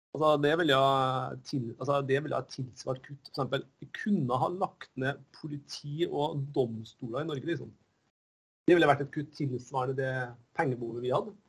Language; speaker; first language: Norwegian; native; Norwegian